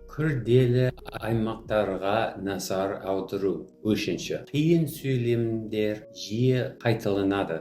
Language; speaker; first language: Kazakh; non-native, fluent; English